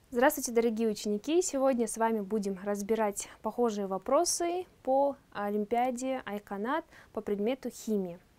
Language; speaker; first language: Russian; non-native, local second language; Kazakh